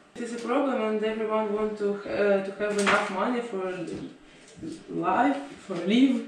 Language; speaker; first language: English; non-native, learner; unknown